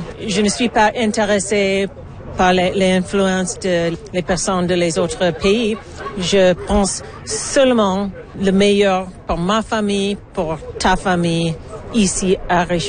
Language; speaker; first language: French; non-native, learner; English